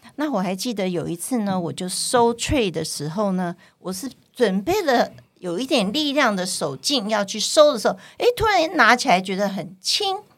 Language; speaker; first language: Chinese; non-native, local second language; Cantonese